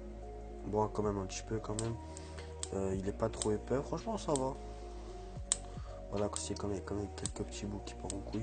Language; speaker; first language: French; native; French